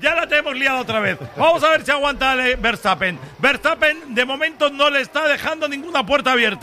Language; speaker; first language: Spanish; native; Spanish